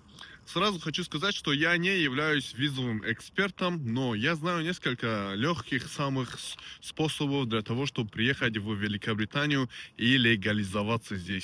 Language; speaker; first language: Russian; non-native, local second language; Tajik